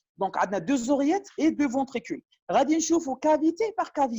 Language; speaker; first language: French; non-native, local second language; Arabic